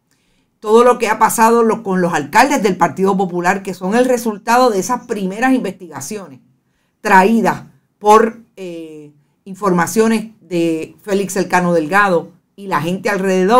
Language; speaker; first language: Spanish; native; Spanish